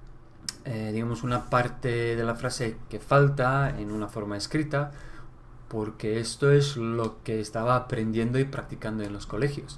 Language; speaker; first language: Spanish; non-native, fluent; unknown